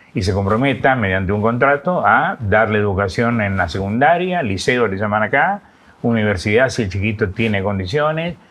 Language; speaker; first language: Spanish; native; Spanish